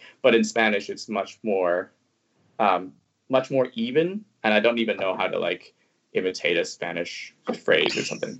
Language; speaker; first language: English; non-native, fluent; Cantonese